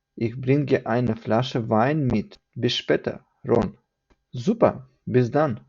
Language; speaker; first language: German; non-native, fluent; Ukrainian